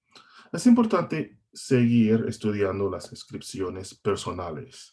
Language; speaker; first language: Spanish; non-native, fluent; English